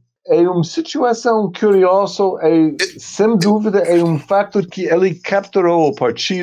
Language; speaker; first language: Portuguese; non-native, fluent; English